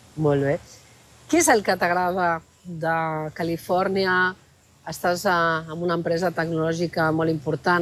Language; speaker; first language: Catalan; native; Catalan